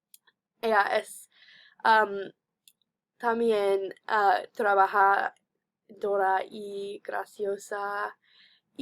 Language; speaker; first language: Spanish; non-native, learner; English